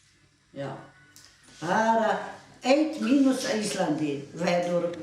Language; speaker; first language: Icelandic; non-native, learner; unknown